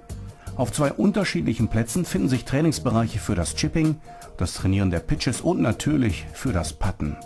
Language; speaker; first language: German; native; German